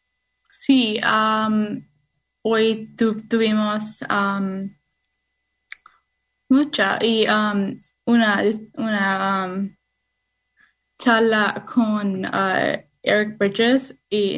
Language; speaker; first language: Spanish; non-native, learner; English